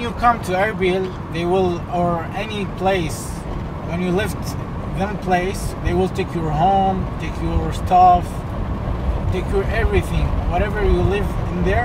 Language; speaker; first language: English; non-native, fluent; Arabic